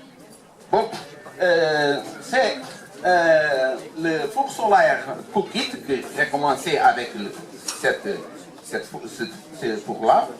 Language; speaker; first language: French; non-native, learner; Portuguese